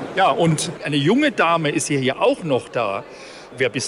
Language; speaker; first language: German; native; German